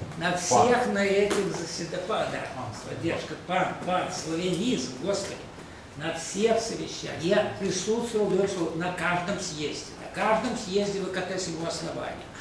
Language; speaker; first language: Russian; native; Russian